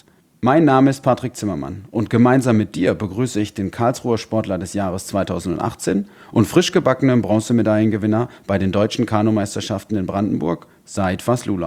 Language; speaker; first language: German; native; German